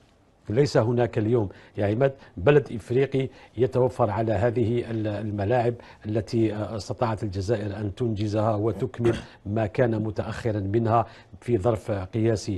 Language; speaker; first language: Arabic; native; Arabic